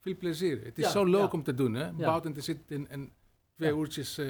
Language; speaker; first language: Dutch; non-native, learner; Greek